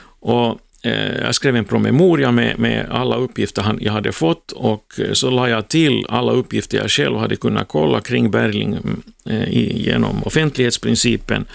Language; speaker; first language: Swedish; native; Swedish